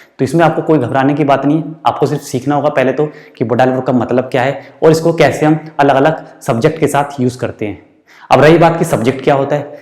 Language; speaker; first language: Hindi; native; Hindi